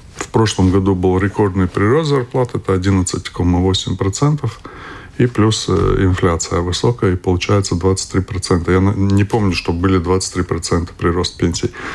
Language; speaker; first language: Russian; non-native, local second language; Latvian